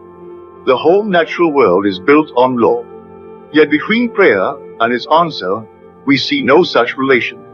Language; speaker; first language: English; native; English